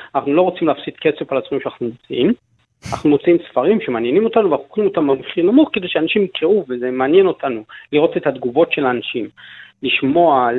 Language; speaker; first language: Hebrew; native; Hebrew